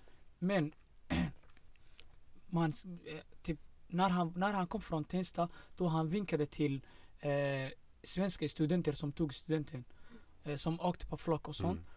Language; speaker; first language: Swedish; non-native, fluent; Somali